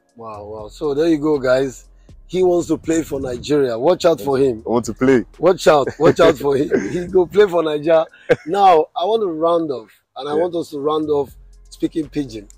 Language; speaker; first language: English; non-native, local second language; Yoruba